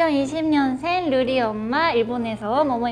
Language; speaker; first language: Korean; non-native, fluent; Japanese